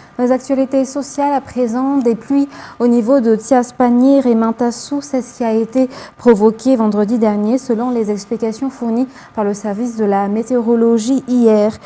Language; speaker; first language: French; non-native, local second language; Malagasy